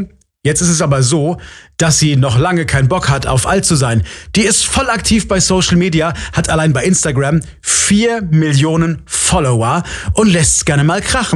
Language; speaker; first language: German; native; German